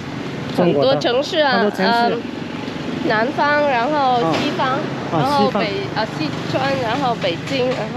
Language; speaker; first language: Chinese; non-native, learner; Vietnamese